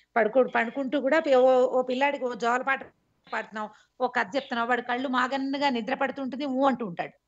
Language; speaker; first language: Telugu; native; Telugu